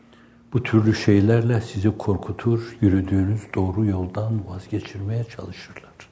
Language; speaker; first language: Turkish; native; Turkish